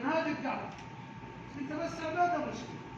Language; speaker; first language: Arabic; non-native, learner; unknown